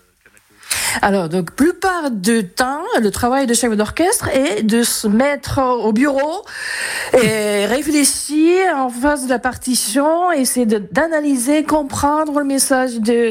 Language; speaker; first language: French; non-native, fluent; Japanese